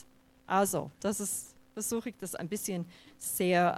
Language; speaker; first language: German; non-native, fluent; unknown